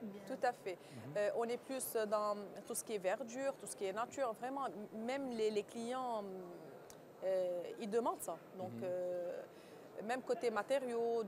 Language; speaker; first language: French; non-native, local second language; Arabic